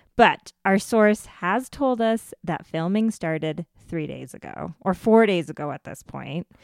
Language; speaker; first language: English; native; English